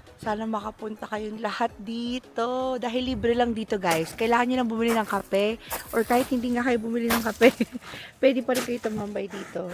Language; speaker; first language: Filipino; native; Filipino